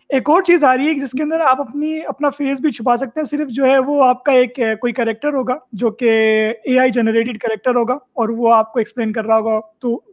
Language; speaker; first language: Urdu; native; Urdu